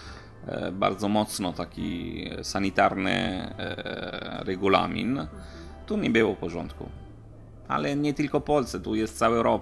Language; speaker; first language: Polish; non-native, learner; Italian